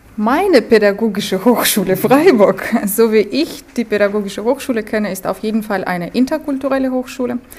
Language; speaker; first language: German; native; German